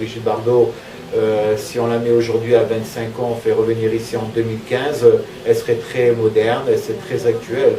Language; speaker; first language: French; native; French